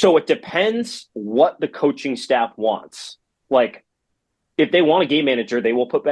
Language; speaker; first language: English; native; English